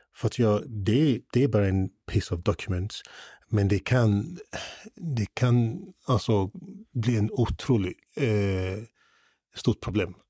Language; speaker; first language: Swedish; non-native, fluent; English